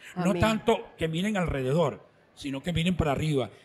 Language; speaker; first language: Spanish; native; Spanish